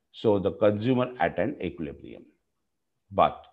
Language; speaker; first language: English; non-native, local second language; Gujarati